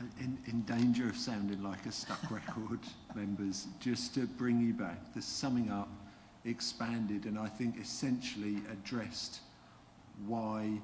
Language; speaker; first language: English; native; English